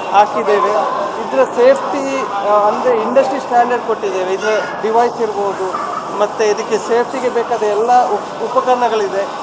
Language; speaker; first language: Kannada; native; Kannada